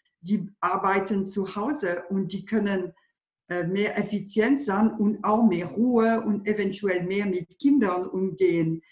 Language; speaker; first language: German; non-native, fluent; French